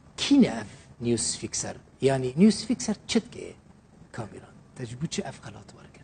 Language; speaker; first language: Kurdish; native; Kurdish